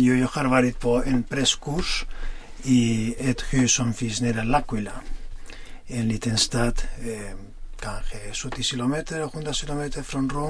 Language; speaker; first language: Swedish; non-native, fluent; Spanish